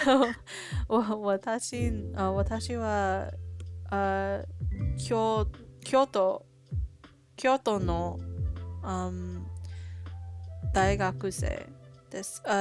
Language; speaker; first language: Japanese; non-native, learner; English